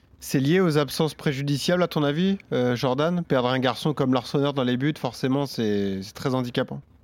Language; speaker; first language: French; native; French